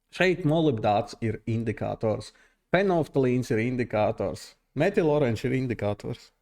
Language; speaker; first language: Latvian; non-native, local second language; Russian